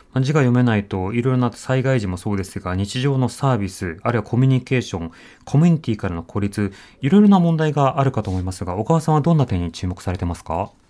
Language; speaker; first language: Japanese; native; Japanese